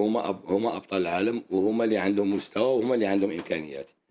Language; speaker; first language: Arabic; native; Arabic